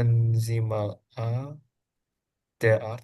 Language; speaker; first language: German; non-native, learner; Indonesian